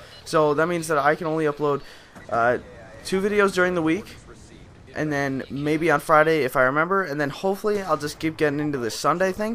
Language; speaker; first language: English; native; English